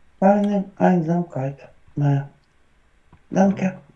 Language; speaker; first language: German; non-native, learner; Ukrainian